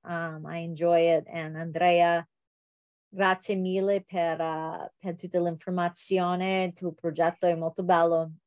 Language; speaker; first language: Italian; non-native, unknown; English